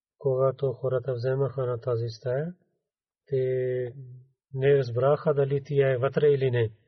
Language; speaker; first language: Bulgarian; non-native, learner; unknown